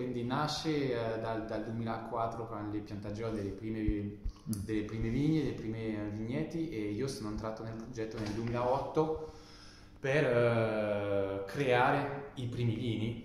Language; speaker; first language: Italian; non-native, fluent; French